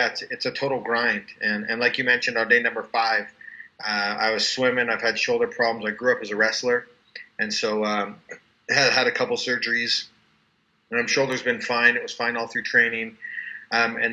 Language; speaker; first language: English; native; English